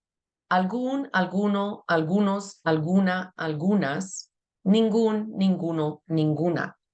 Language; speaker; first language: Spanish; non-native, fluent; English